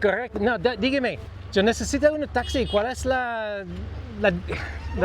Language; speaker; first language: Spanish; non-native, learner; English